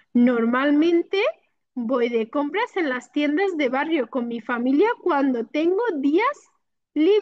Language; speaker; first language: Spanish; non-native, learner; Bangla